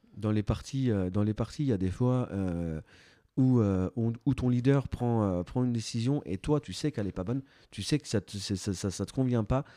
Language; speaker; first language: French; native; French